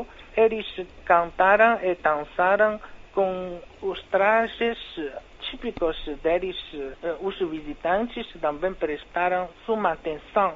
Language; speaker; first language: Portuguese; non-native, fluent; Chinese